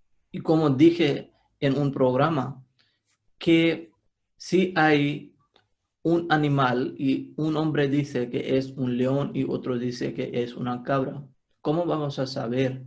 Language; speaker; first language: Spanish; non-native, fluent; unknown